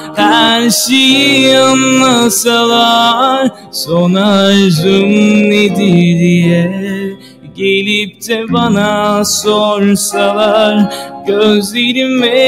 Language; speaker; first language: Turkish; native; Turkish